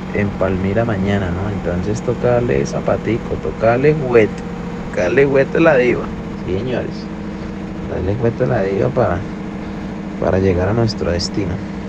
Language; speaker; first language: Spanish; native; Spanish